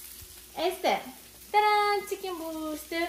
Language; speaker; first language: Spanish; non-native, learner; Japanese